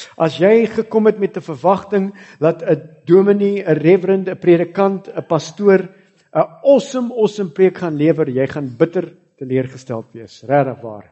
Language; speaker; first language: Afrikaans; early bilingual, heritage; Afrikaans